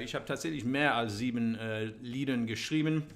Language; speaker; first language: German; non-native, learner; English